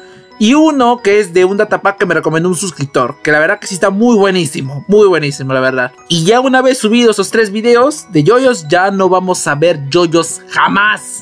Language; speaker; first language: Spanish; native; Spanish